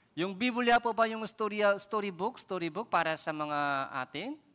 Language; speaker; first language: Filipino; non-native, fluent; Korean